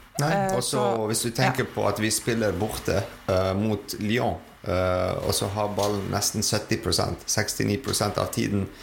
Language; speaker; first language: Norwegian; non-native, fluent; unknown